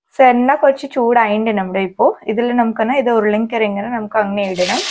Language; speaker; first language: Malayalam; non-native, learner; Hindi